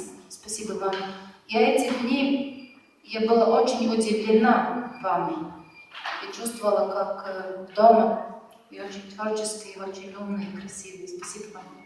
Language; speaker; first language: Russian; non-native, fluent; Latvian